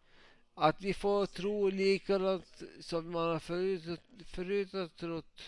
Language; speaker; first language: Swedish; non-native, local second language; Finnish